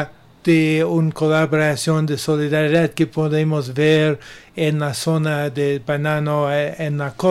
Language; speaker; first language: Spanish; non-native, learner; English